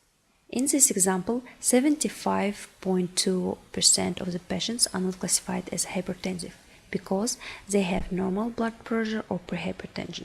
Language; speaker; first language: English; non-native, fluent; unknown